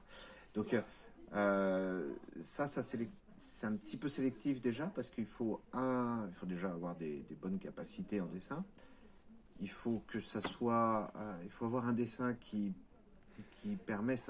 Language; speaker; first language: French; native; French